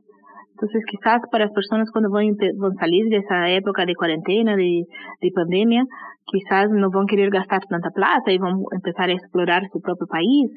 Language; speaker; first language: Spanish; native; Spanish